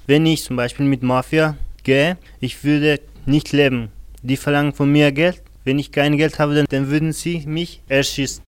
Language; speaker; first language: German; non-native, learner; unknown